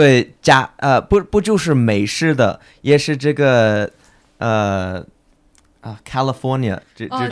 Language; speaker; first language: Chinese; non-native, fluent; English